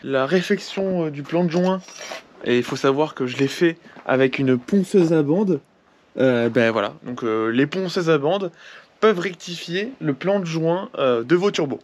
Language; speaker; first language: French; native; French